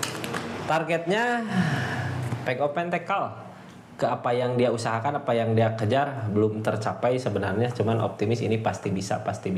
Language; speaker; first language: Indonesian; native; Indonesian